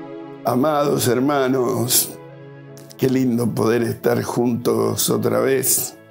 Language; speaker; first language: Spanish; native; Spanish